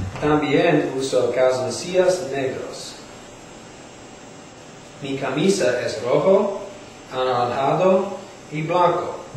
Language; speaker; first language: Spanish; non-native, learner; English